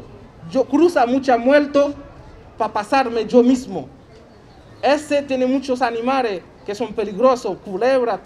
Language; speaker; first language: Spanish; non-native, learner; Haitian Creole